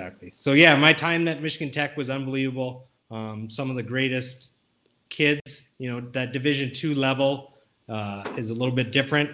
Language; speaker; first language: English; native; English